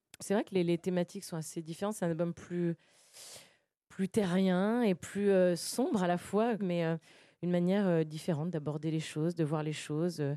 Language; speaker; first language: French; native; French